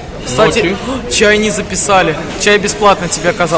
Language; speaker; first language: Russian; native; Russian